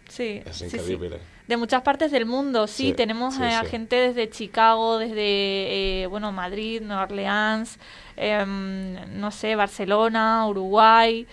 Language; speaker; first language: Spanish; native; Spanish